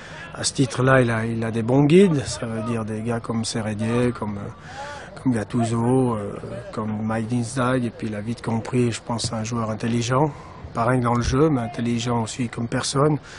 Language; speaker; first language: French; native; French